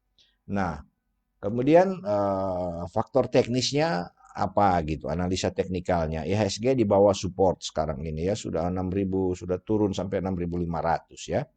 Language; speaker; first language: Indonesian; native; Indonesian